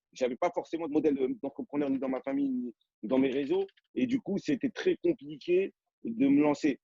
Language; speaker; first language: French; native; French